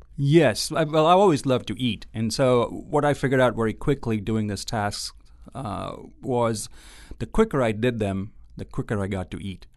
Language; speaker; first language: English; non-native, local second language; Gujarati